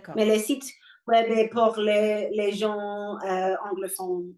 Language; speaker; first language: French; non-native, learner; English